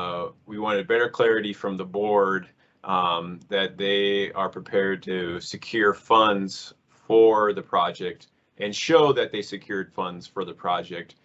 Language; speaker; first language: English; native; English